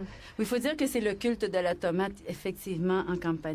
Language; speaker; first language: French; native; French